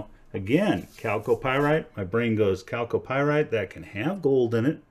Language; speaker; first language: English; native; English